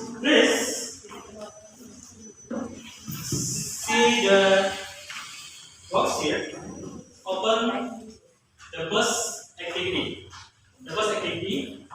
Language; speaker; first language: English; non-native, learner; Indonesian